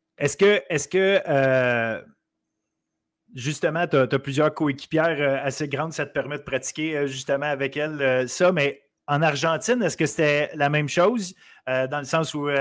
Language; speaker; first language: French; native; French